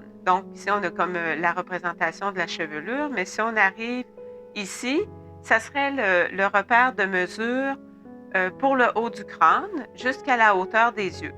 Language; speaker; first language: French; native; French